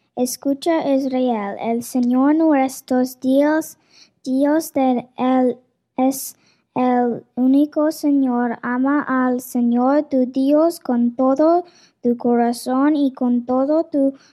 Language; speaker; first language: English; non-native, fluent; French